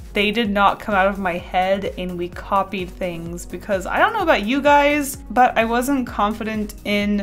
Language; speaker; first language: English; native; English